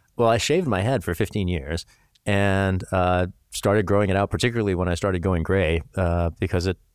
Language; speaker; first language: English; native; English